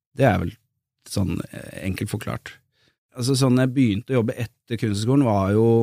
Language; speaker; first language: Norwegian; native; Norwegian